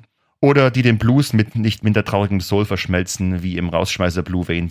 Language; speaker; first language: German; native; German